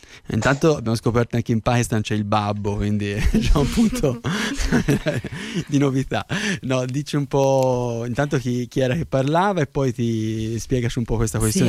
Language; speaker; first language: Italian; native; Italian